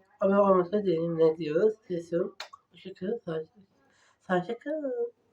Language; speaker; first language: Turkish; non-native, learner; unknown